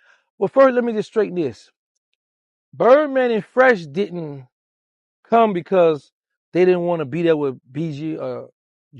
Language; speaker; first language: English; native; English